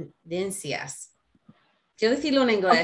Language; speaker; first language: Spanish; non-native, learner; English